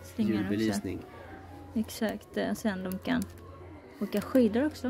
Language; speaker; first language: Swedish; non-native, learner; Japanese